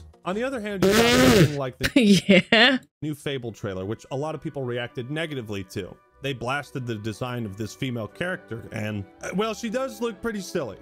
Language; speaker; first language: English; native; English